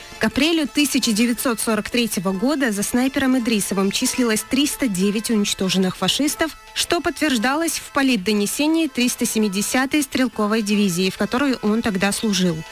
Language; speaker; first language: Russian; non-native, local second language; Chechen